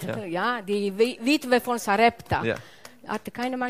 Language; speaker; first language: German; non-native, learner; Italian